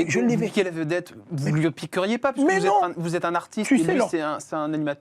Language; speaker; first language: French; native; French